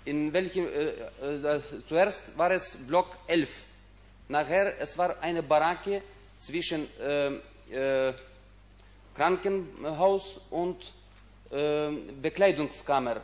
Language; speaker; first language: German; non-native, fluent; Ukrainian